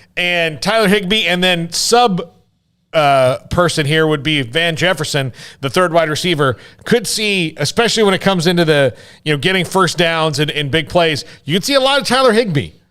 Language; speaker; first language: English; native; English